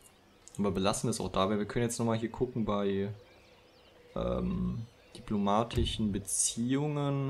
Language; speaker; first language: German; native; German